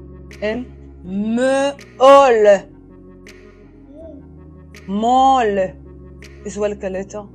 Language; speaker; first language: Dutch; non-native, learner; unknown